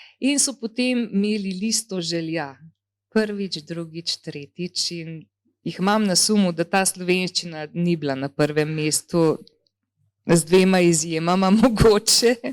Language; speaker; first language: Slovenian; native; Slovenian